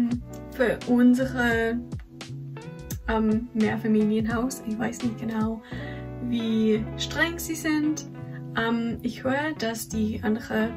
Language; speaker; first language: German; non-native, fluent; English